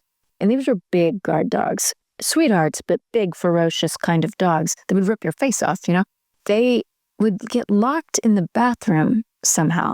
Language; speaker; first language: English; native; English